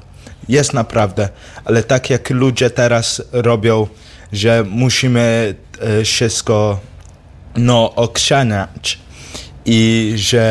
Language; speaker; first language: Polish; early bilingual, heritage; English